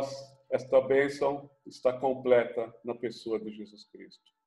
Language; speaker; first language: Portuguese; native; Portuguese